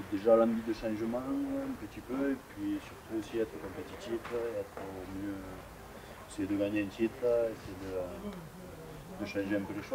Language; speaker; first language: French; native; French